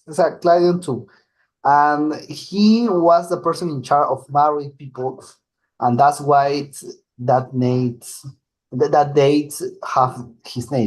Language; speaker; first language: English; non-native, learner; Spanish